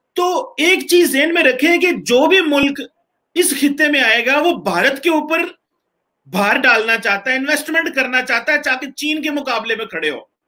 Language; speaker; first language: Urdu; non-native, local second language; Punjabi